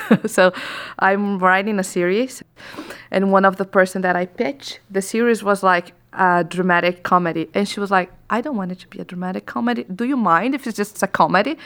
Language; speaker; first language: English; non-native, fluent; Portuguese